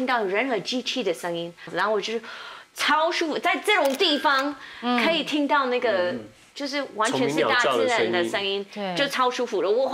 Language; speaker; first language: Chinese; non-native, fluent; Thai